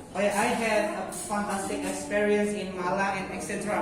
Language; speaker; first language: English; non-native, fluent; Indonesian